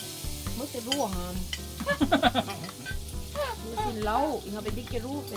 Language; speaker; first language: German; non-native, learner; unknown